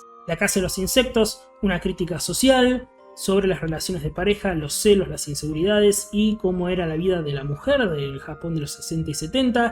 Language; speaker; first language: Spanish; native; Spanish